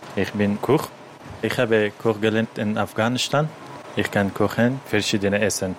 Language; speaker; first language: German; non-native, learner; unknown